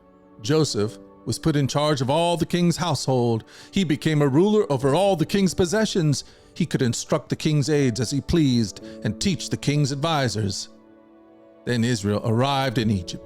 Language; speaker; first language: English; native; English